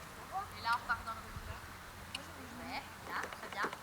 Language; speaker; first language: French; native; French